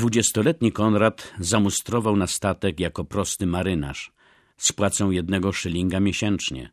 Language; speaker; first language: Polish; native; Polish